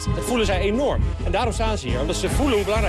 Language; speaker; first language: Dutch; native; Dutch